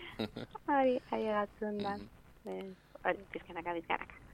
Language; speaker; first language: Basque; non-native, local second language; Spanish